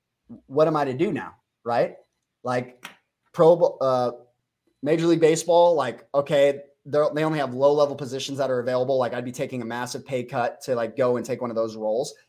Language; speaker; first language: English; native; English